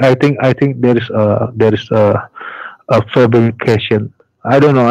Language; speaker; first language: English; non-native, learner; Indonesian